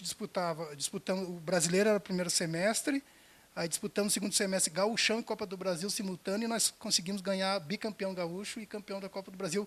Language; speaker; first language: Portuguese; native; Portuguese